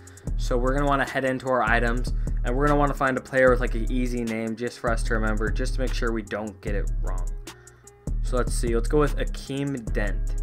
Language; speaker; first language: English; native; English